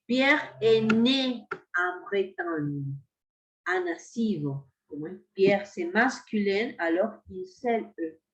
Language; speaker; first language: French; non-native, fluent; Spanish